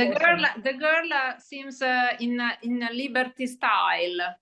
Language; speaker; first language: English; non-native, learner; Italian